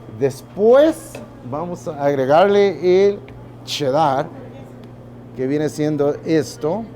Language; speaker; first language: Spanish; native; Spanish